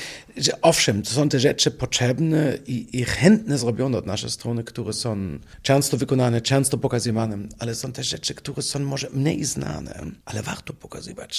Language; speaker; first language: Polish; non-native, fluent; German